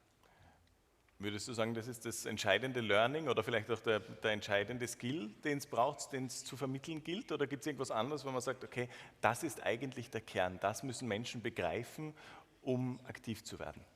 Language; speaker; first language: German; native; German